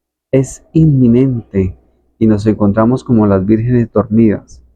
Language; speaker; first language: Spanish; native; Spanish